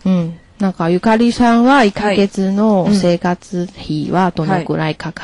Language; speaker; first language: Japanese; non-native, learner; Chinese